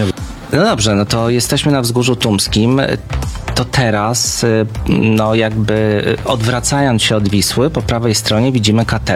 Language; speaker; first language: Polish; native; Polish